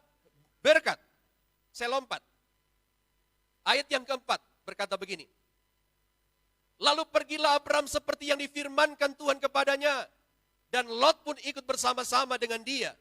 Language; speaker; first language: Indonesian; native; Indonesian